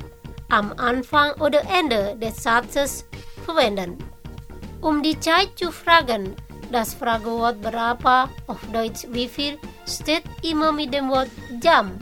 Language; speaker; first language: German; non-native, learner; Indonesian